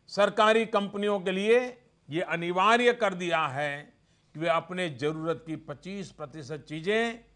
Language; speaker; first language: Hindi; non-native, local second language; Gujarati